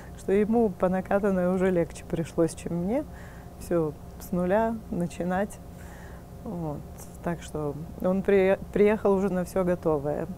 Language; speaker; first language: Russian; native; Russian